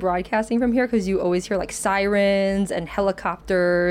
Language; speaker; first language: English; native; English